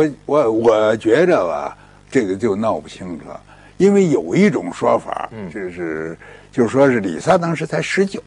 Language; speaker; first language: Chinese; native; Chinese